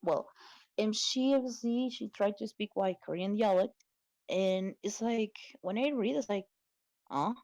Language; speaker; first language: English; non-native, learner; Spanish